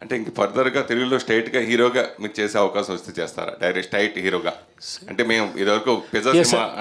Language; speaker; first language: Telugu; native; Telugu